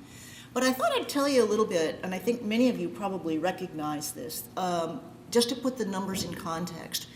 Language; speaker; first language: English; native; English